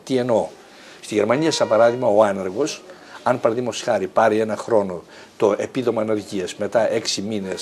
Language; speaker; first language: Greek; native; Greek